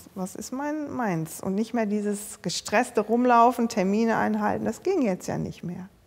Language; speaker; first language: German; native; German